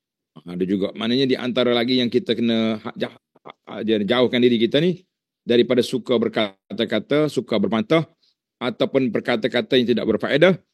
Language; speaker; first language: Malay; native; Malay